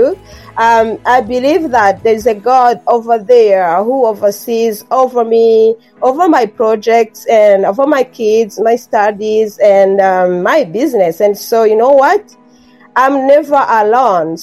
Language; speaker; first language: English; non-native, local second language; Kinyarwanda